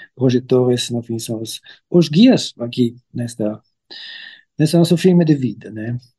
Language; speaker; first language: Portuguese; non-native, fluent; German